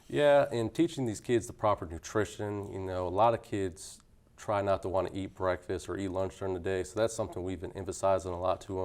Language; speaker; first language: English; native; English